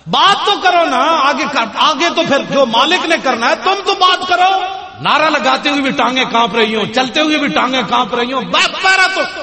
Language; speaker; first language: Urdu; non-native, local second language; Punjabi